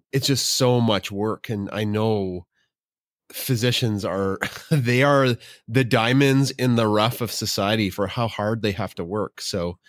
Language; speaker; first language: English; native; English